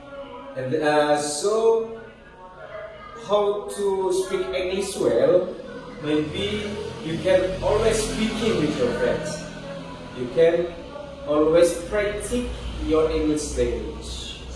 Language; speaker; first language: English; non-native, learner; Indonesian